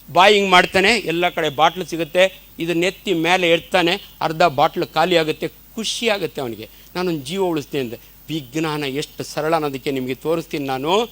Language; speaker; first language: Kannada; native; Kannada